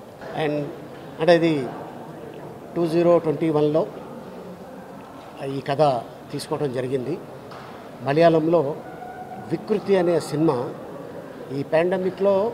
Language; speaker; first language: Telugu; native; Telugu